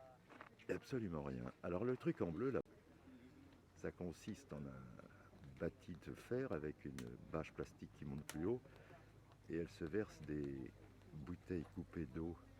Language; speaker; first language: French; native; French